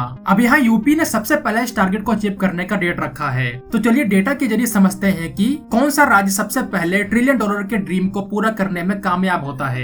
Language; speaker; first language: Hindi; native; Hindi